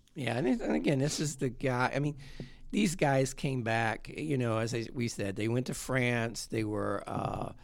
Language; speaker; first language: English; native; English